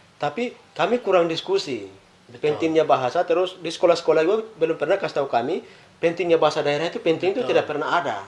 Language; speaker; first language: Indonesian; non-native, local second language; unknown